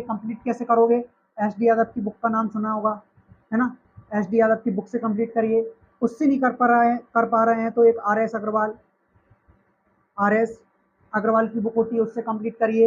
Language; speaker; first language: Hindi; native; Hindi